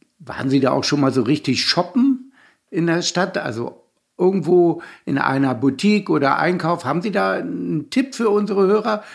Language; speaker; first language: German; native; German